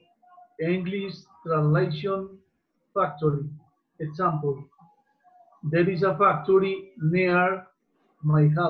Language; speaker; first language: English; non-native, learner; Spanish